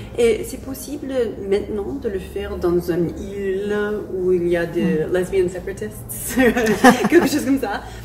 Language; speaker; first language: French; non-native, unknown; English